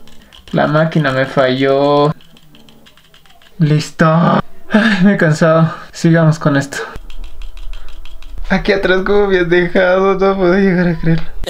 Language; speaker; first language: Spanish; native; Spanish